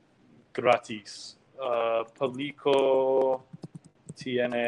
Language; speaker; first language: Spanish; non-native, learner; English